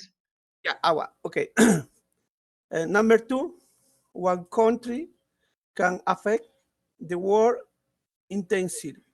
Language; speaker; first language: English; non-native, learner; Spanish